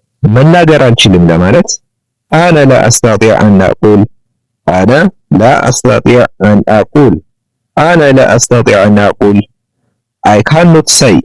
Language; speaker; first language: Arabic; non-native, learner; Amharic